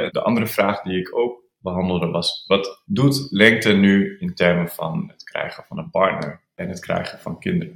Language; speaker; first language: Dutch; native; Dutch